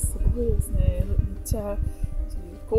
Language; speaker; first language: Japanese; non-native, learner; English